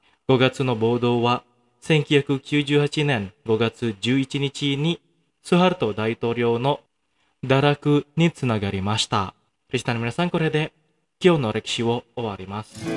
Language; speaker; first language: Japanese; non-native, fluent; Indonesian